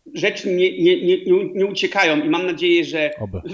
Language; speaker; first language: Polish; early bilingual, heritage; Polish